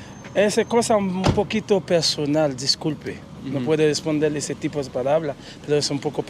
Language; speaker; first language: Spanish; non-native, local second language; Haitian Creole